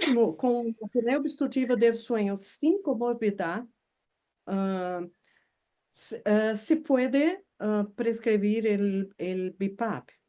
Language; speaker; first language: Spanish; non-native, fluent; Portuguese